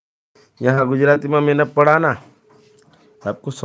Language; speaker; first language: Hindi; non-native, local second language; Gujarati